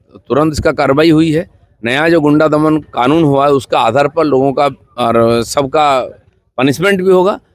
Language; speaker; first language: Hindi; non-native, local second language; Bangla